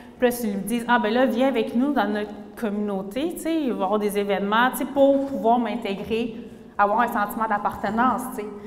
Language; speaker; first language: French; early bilingual, other home language; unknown